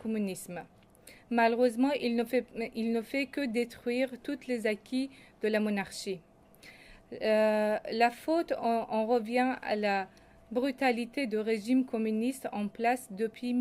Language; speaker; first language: French; non-native, fluent; Persian